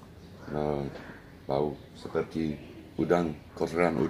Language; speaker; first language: Indonesian; non-native, learner; English